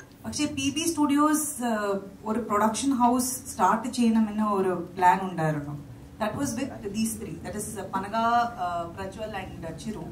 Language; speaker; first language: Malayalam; non-native, fluent; Kannada